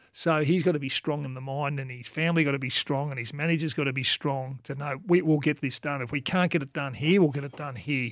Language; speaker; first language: English; native; English